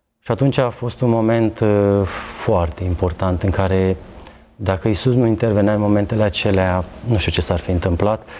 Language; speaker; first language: Romanian; native; Romanian